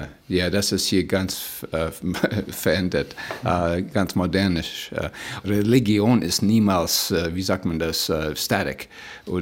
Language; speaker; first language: German; early bilingual, heritage; Plautdietsch